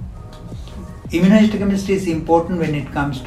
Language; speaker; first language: English; non-native, local second language; Sinhala